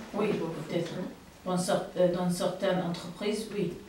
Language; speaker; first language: French; non-native, learner; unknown